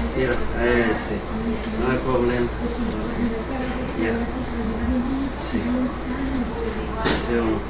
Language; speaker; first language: Spanish; non-native, learner; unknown